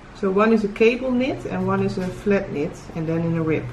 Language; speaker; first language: English; non-native, fluent; Dutch